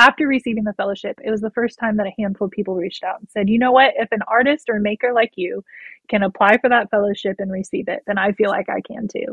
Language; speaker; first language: English; native; English